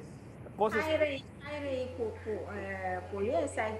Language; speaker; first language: Greek; non-native, learner; Italian